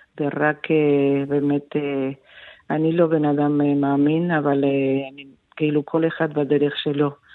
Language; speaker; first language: Hebrew; non-native, fluent; Spanish